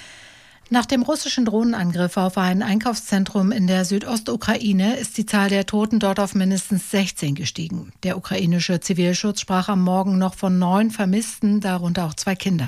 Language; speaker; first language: German; native; German